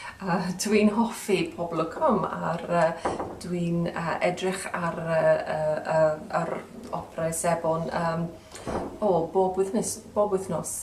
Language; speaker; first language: Welsh; non-native, learner; English